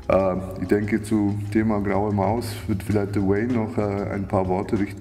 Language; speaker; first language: German; native; German